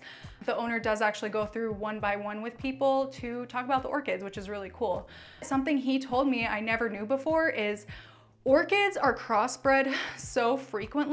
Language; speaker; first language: English; native; English